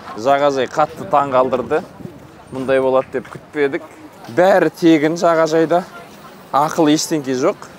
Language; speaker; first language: Kazakh; native; Kazakh